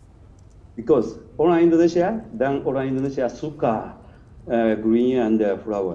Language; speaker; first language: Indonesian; non-native, learner; Japanese